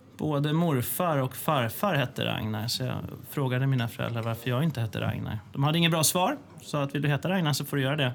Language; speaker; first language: Swedish; native; Swedish